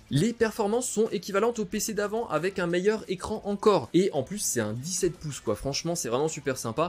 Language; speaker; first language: French; native; French